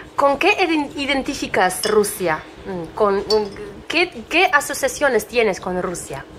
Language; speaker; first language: Spanish; non-native, fluent; Russian